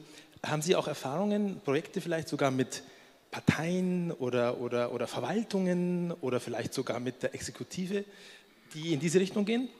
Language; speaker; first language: German; native; German